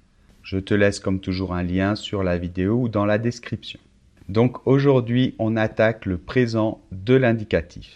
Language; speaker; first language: French; native; French